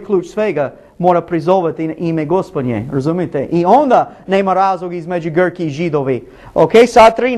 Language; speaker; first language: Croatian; non-native, learner; English